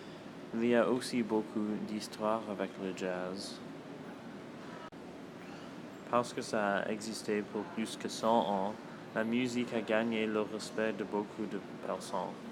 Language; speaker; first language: French; non-native, local second language; English